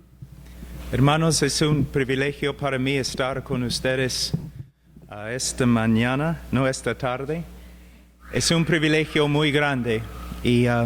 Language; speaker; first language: Spanish; non-native, fluent; English